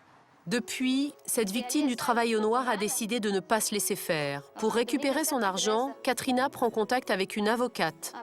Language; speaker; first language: French; native; French